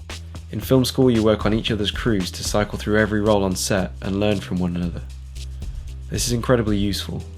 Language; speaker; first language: English; native; English